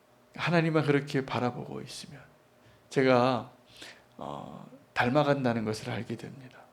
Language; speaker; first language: Korean; native; Korean